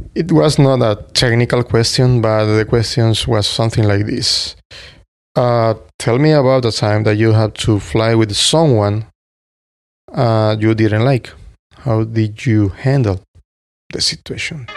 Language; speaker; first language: English; non-native, fluent; Spanish